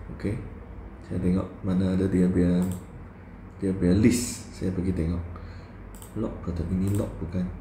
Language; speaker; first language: Malay; non-native, local second language; Chinese